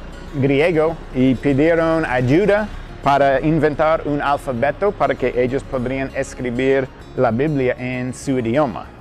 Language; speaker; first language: Spanish; non-native, fluent; English